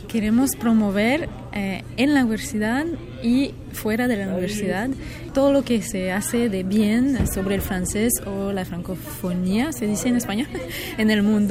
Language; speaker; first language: Spanish; non-native, fluent; French